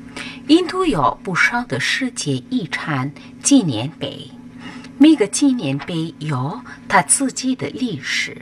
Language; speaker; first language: Chinese; non-native, fluent; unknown